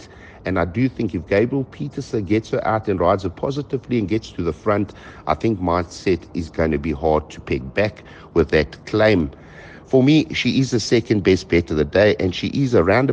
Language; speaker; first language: English; native; English